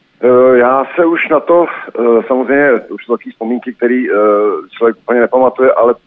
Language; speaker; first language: Czech; native; Czech